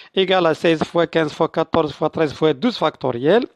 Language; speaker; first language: French; non-native, local second language; Arabic